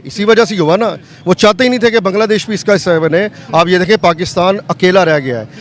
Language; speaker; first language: Urdu; non-native, local second language; Punjabi